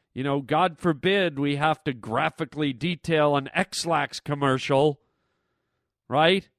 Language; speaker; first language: English; native; English